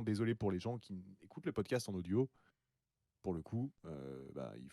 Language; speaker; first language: French; native; French